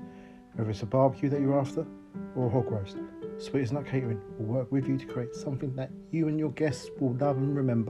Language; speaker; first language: English; native; English